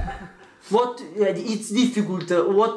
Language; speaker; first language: English; non-native, learner; Italian